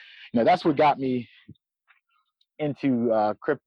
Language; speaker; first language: English; native; English